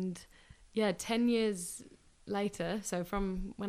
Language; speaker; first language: English; native; English